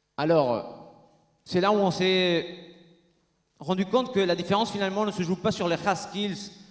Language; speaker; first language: French; non-native, fluent; Spanish